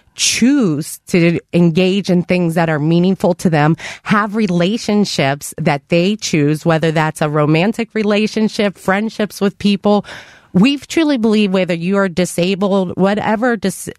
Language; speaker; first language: English; native; English